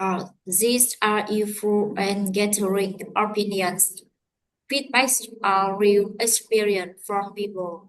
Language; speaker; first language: English; non-native, learner; Vietnamese